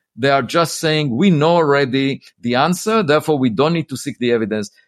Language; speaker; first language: English; non-native, fluent; Hebrew